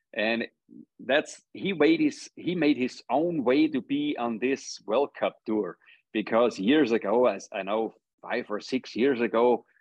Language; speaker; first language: English; non-native, fluent; German